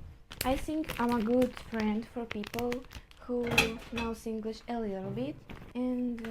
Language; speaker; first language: English; non-native, learner; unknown